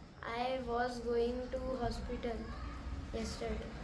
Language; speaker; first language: English; non-native, learner; Marathi